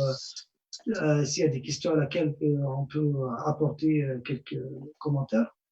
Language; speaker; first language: French; non-native, local second language; Arabic